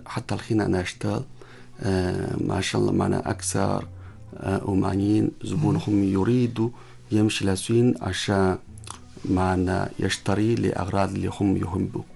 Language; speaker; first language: Arabic; non-native, learner; Chinese